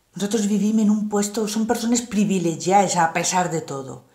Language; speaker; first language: Spanish; non-native, local second language; Catalan